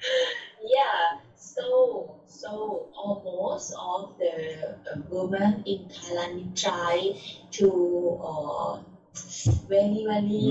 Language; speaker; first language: English; non-native, learner; Thai